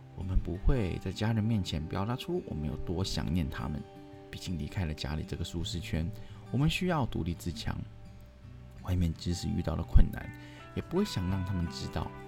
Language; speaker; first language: Chinese; non-native, local second language; Cantonese